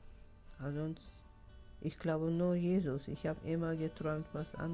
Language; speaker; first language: German; non-native, learner; Russian